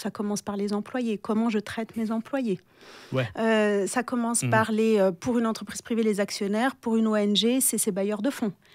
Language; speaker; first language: French; native; French